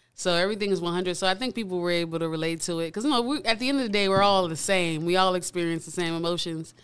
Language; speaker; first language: English; native; English